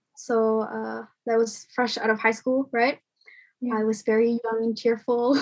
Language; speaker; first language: English; non-native, fluent; Indonesian